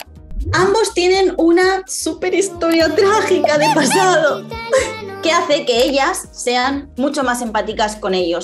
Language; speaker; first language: Spanish; native; Spanish